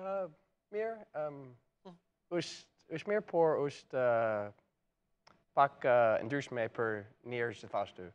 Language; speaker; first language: Albanian; non-native, learner; English